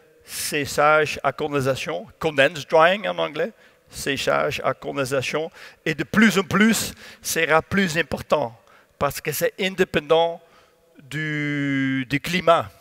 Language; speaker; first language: French; non-native, learner; Dutch